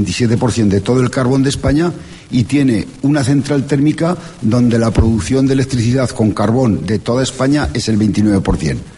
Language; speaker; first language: Spanish; native; Spanish